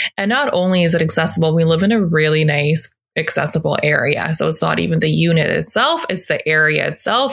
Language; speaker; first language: English; native; English